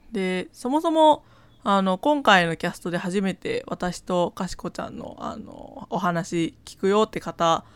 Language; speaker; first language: Japanese; non-native, fluent; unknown